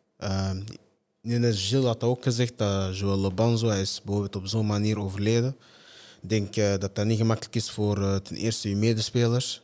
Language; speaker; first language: Dutch; native; Dutch